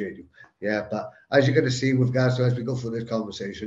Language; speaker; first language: English; native; English